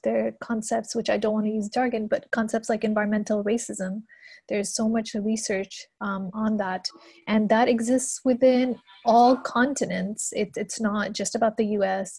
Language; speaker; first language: English; non-native, local second language; Urdu